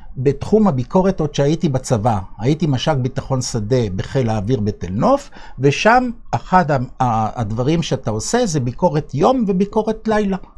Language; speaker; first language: Hebrew; early bilingual, other home language; Bulgarian